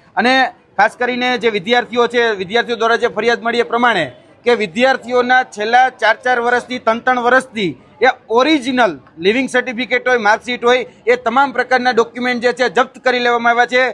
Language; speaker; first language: Gujarati; native; Gujarati